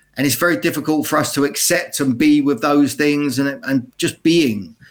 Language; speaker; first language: English; native; English